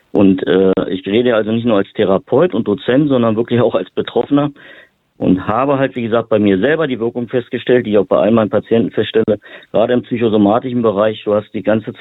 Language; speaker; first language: German; native; German